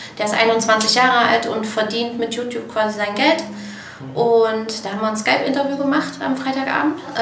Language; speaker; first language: German; native; German